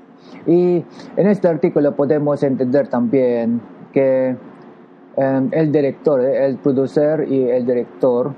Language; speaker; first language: Spanish; non-native, learner; Japanese